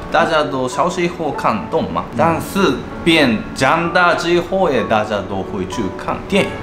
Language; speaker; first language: Chinese; non-native, fluent; Japanese